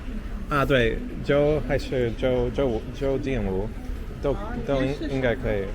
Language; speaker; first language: Chinese; non-native, learner; English